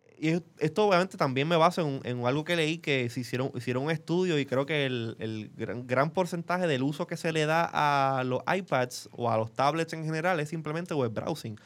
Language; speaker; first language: Spanish; native; Spanish